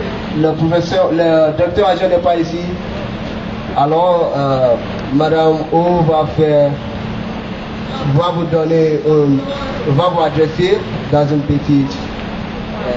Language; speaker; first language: French; non-native, learner; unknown